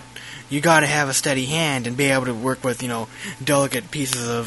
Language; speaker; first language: English; native; English